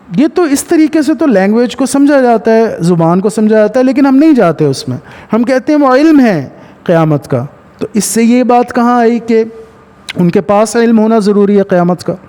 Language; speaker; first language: Urdu; early bilingual, heritage; Punjabi